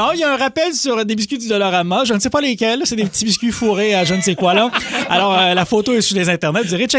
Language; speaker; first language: French; native; French